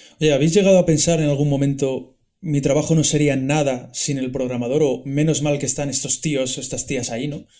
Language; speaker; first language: Spanish; native; Spanish